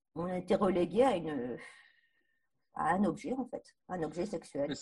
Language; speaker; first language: French; native; French